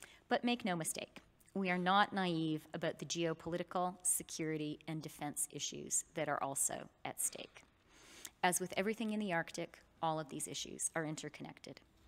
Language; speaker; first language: English; native; English